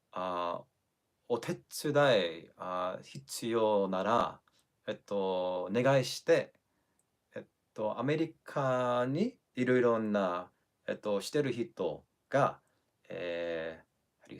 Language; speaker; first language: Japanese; non-native, learner; English